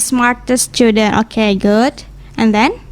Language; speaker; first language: English; non-native, learner; Indonesian